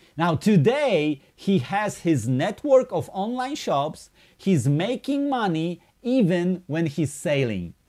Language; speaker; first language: English; non-native, fluent; Polish